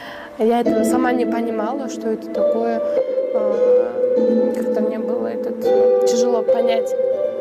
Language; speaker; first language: Russian; non-native, local second language; Kyrgyz